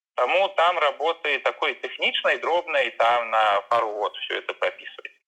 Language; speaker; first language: Belarusian; native; Belarusian